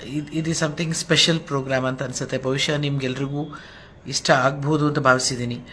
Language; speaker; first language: Kannada; non-native, local second language; Telugu